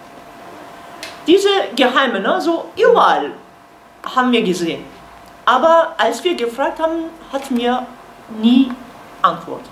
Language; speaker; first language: German; non-native, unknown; Kurdish